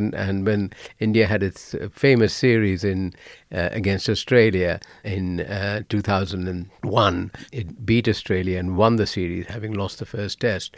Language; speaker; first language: English; non-native, local second language; Bangla